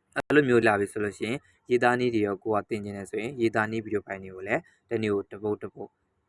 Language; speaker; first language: Burmese; native; Burmese